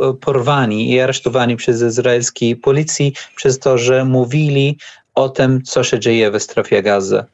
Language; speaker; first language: Polish; non-native, learner; Arabic